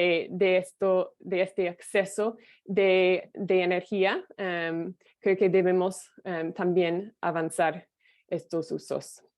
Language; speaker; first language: Spanish; non-native, fluent; English